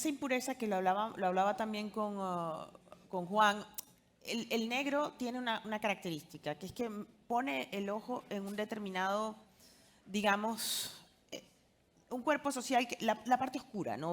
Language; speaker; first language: Spanish; native; Spanish